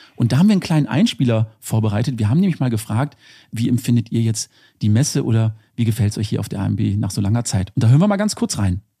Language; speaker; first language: German; native; German